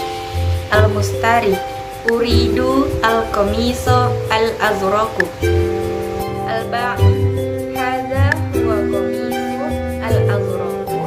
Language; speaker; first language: Arabic; non-native, learner; Indonesian